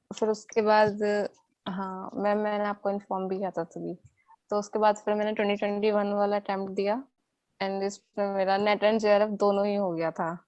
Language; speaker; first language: Hindi; native; Hindi